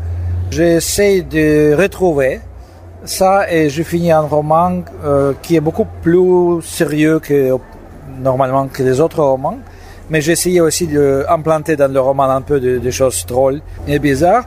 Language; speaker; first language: French; non-native, fluent; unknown